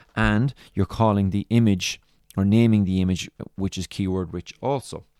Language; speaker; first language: English; native; English